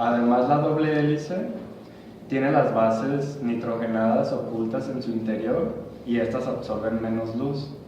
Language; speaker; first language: Spanish; native; Spanish